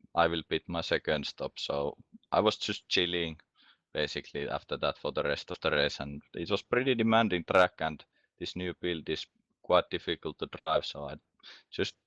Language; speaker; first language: English; non-native, fluent; Finnish